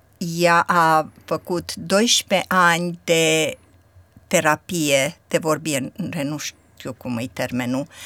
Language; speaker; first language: Romanian; native; Romanian